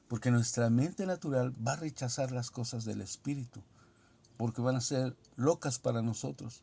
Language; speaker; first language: Spanish; native; Spanish